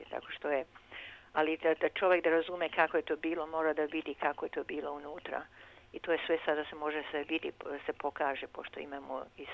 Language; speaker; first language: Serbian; early bilingual, heritage; Serbian